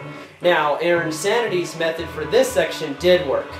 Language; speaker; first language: English; native; English